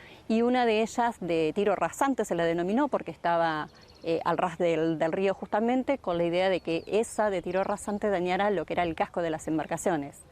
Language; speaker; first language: Spanish; native; Spanish